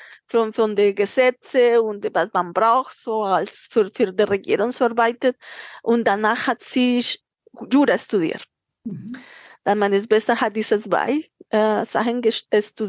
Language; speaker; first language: German; non-native, fluent; Spanish